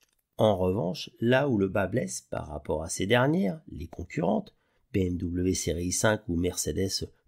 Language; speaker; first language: French; native; French